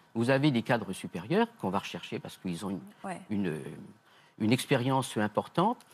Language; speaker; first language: French; native; French